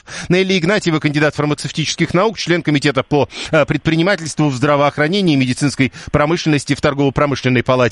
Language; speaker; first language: Russian; native; Russian